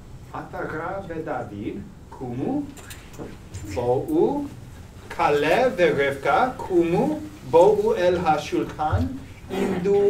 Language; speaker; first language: Hebrew; non-native, fluent; English